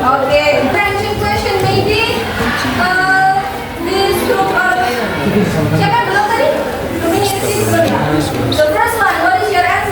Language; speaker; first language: English; non-native, learner; Indonesian